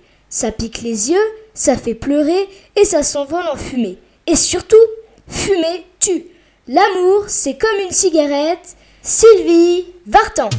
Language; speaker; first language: French; native; French